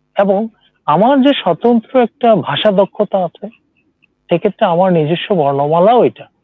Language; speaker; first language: Bangla; non-native, local second language; Santali